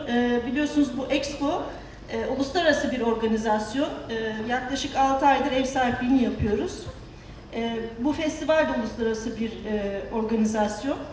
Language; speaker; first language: Turkish; native; Turkish